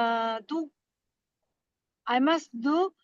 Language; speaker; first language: English; non-native, learner; Italian